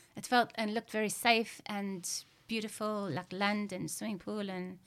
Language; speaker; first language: English; native; English